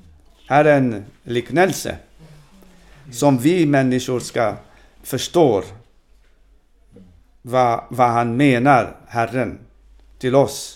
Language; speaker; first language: Swedish; non-native, fluent; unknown